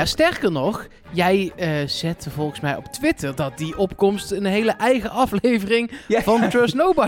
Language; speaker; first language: Dutch; native; Dutch